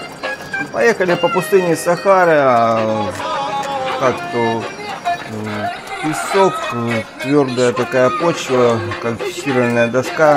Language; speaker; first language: Russian; native; Russian